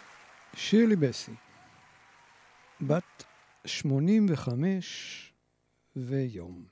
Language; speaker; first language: Hebrew; native; Hebrew